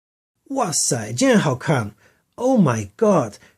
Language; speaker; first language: Chinese; non-native, learner; English